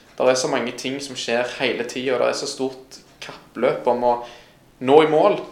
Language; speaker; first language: Norwegian; native; Norwegian